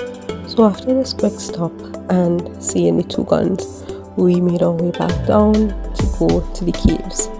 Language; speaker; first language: English; native; English